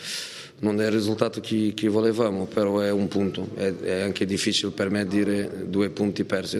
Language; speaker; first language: Italian; non-native, fluent; Portuguese